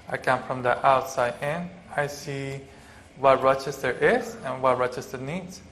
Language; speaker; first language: English; non-native, fluent; Spanish